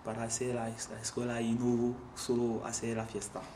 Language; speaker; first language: Spanish; non-native, learner; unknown